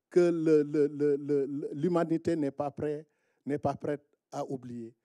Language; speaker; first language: French; non-native, local second language; Wolof